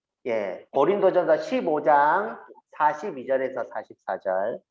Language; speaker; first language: Korean; native; Korean